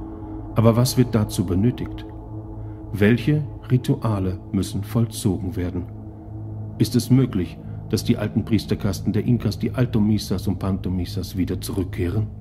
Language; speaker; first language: German; native; German